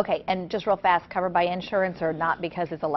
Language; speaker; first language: English; native; English